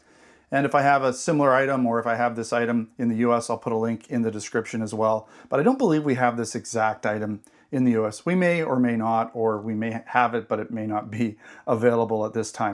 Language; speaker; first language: English; native; English